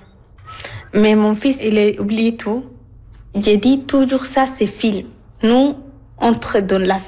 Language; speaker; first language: French; non-native, learner; Arabic